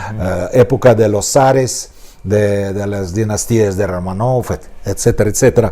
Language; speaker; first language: Spanish; non-native, fluent; Russian